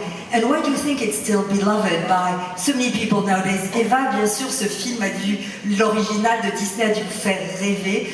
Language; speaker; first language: French; native; French